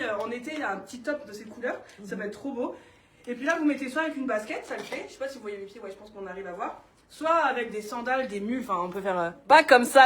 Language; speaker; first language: French; native; French